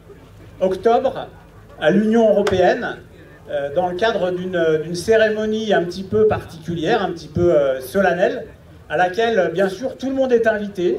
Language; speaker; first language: French; native; French